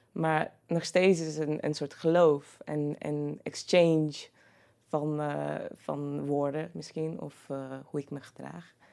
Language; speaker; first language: Dutch; non-native, fluent; Croatian